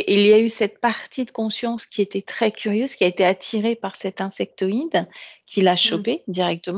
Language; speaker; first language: French; native; French